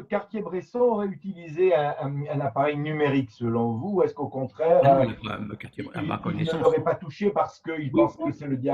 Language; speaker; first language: French; native; French